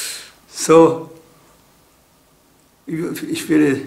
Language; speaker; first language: German; non-native, learner; Japanese